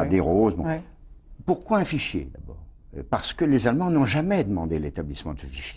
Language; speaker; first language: French; native; French